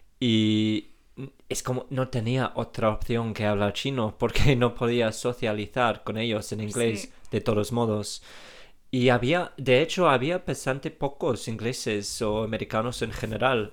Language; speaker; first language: Spanish; non-native, fluent; English